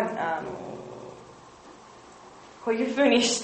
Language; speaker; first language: Japanese; non-native, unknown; English